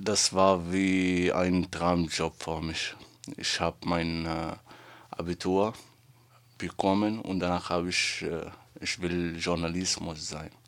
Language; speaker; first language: German; non-native, learner; Arabic